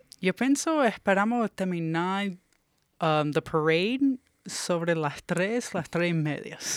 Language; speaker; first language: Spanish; early bilingual, heritage; English